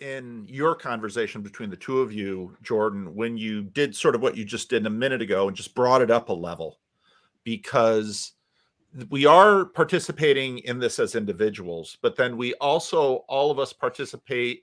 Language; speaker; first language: English; native; English